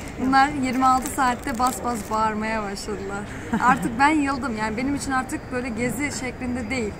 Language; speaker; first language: Turkish; native; Turkish